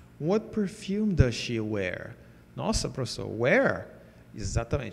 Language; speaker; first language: English; non-native, fluent; Portuguese